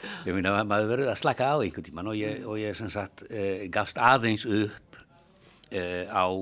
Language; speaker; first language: Icelandic; non-native, fluent; Polish